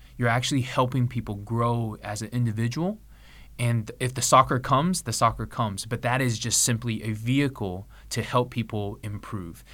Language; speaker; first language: English; native; English